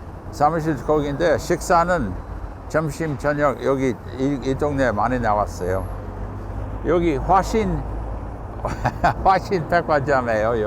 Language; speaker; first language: Korean; non-native, fluent; English